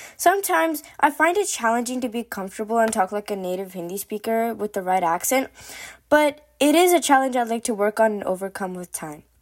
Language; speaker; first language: English; early bilingual, other home language; Korean